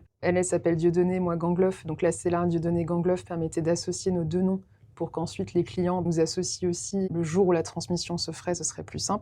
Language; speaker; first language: French; native; French